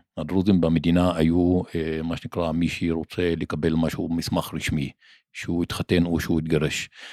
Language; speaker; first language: Hebrew; non-native, local second language; Arabic